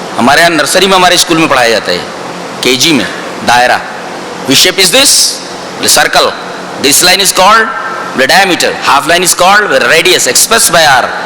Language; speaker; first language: Urdu; native; Urdu